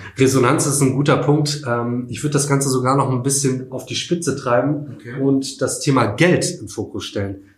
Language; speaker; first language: German; native; German